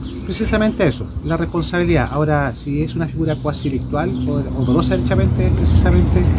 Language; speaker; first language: Spanish; native; Spanish